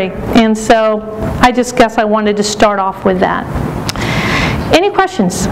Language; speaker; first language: English; native; English